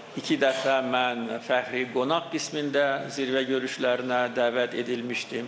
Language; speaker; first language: Azerbaijani; native; Azerbaijani